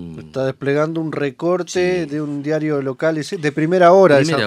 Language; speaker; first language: Spanish; native; Spanish